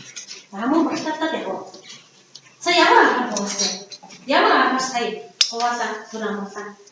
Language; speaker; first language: Mongolian; native; Mongolian